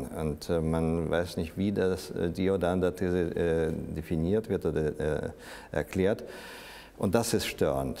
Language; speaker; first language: German; non-native, fluent; Russian